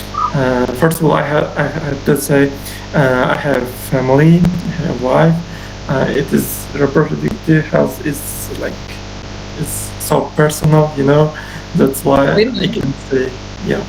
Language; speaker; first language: English; non-native, learner; Uzbek